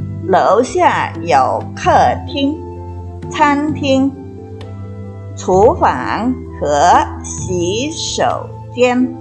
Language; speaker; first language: Chinese; non-native, fluent; Indonesian